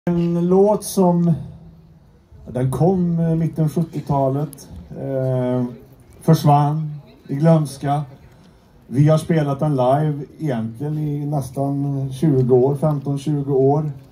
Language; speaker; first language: Swedish; native; Swedish